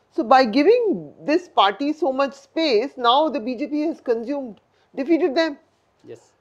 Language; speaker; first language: English; non-native, local second language; Hindi